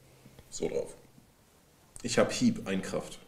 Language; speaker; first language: German; native; German